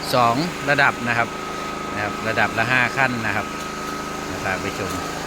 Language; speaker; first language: Thai; native; Thai